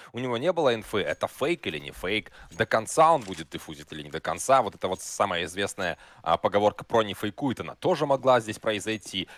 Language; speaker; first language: Russian; native; Russian